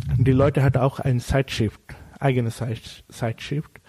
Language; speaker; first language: German; non-native, learner; Bangla